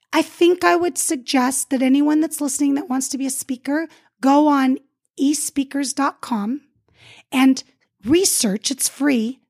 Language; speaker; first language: English; early bilingual, other home language; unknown